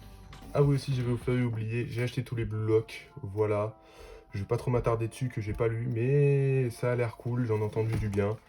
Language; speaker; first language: French; native; French